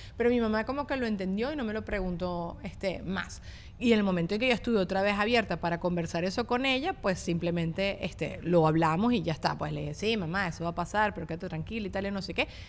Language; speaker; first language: Spanish; native; Spanish